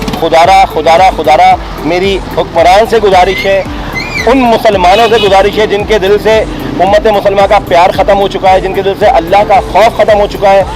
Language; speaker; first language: Urdu; native; Urdu